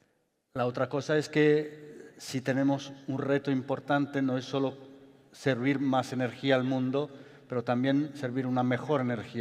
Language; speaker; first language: Spanish; non-native, fluent; Italian